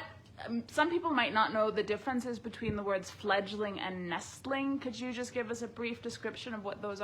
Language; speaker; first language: English; native; English